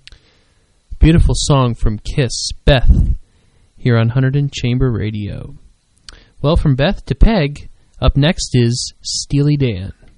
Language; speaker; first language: English; native; English